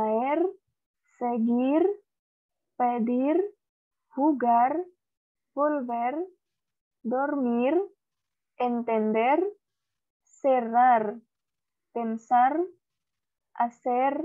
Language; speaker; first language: Spanish; non-native, learner; Indonesian